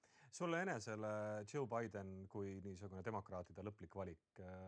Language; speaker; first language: Estonian; native; Estonian